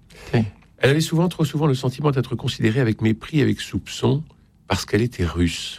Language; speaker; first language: French; native; French